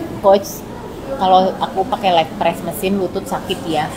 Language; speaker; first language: Indonesian; native; Indonesian